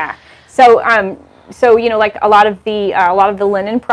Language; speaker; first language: English; native; English